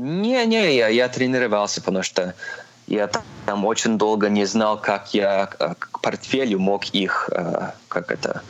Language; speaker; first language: Russian; early bilingual, heritage; Russian